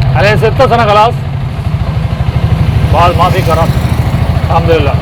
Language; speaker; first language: Arabic; non-native, learner; Malayalam